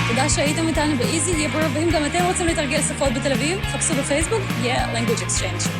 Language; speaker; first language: Hebrew; native; Hebrew